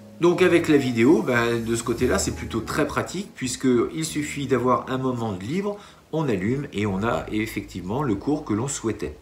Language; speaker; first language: French; native; French